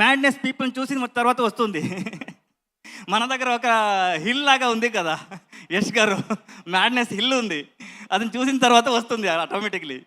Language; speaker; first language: Telugu; non-native, learner; Kannada